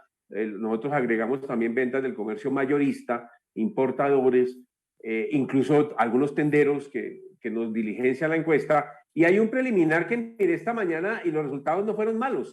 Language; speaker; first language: Spanish; native; Spanish